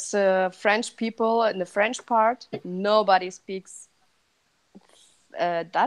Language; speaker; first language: English; non-native, fluent; Russian